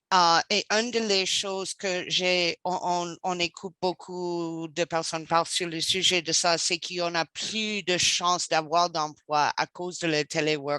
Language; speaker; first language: French; non-native, learner; English